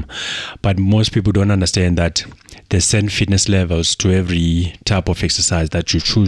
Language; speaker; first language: English; non-native, local second language; Xhosa